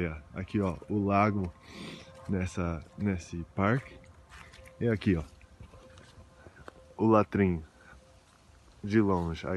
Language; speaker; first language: Portuguese; non-native, fluent; English